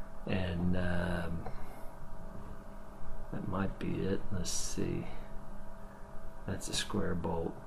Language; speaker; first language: English; native; English